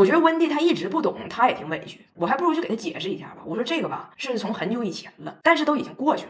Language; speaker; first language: Chinese; native; Chinese